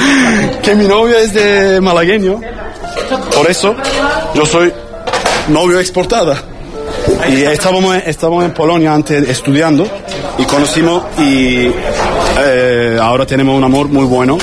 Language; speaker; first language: Spanish; non-native, learner; Turkish